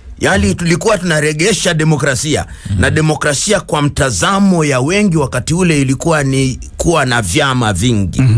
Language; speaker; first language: Swahili; non-native, local second language; Luo (Kenya and Tanzania)